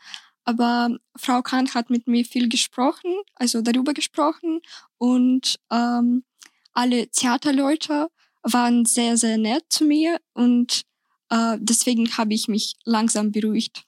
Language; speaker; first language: German; non-native, fluent; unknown